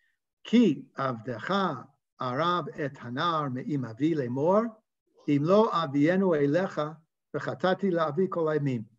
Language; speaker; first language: Hebrew; non-native, fluent; English